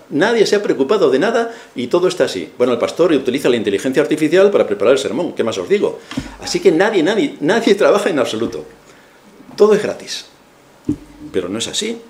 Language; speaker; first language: Spanish; native; Spanish